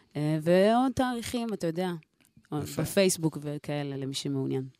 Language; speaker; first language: Hebrew; native; Hebrew